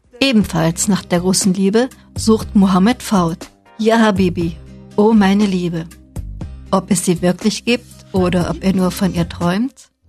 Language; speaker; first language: German; native; German